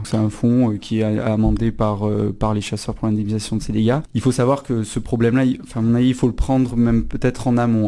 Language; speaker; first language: French; native; French